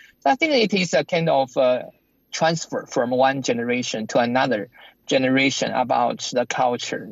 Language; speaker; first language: English; non-native, fluent; Chinese